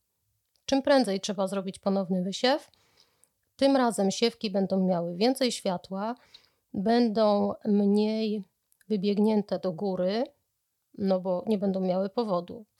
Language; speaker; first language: Polish; native; Polish